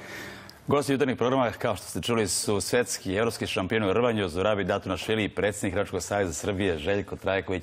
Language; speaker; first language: Serbian; native; Serbian